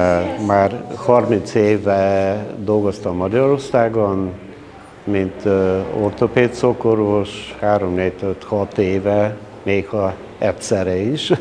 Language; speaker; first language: Hungarian; non-native, local second language; Bulgarian